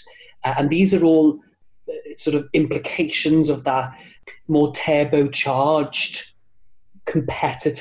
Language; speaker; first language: English; native; English